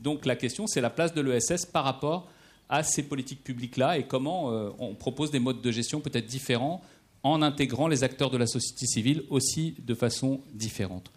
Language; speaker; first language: French; native; French